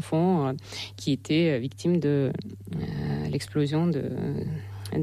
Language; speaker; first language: French; non-native, fluent; Russian